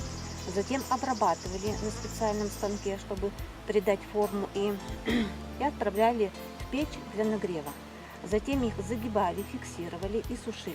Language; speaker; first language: Russian; native; Russian